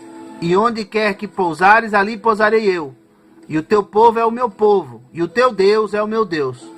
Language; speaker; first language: Portuguese; native; Portuguese